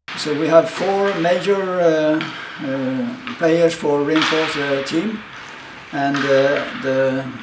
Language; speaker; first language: English; non-native, learner; French